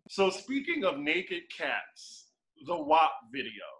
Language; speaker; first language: English; native; English